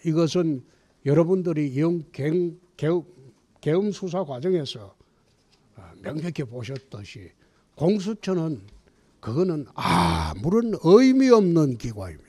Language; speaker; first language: Korean; native; Korean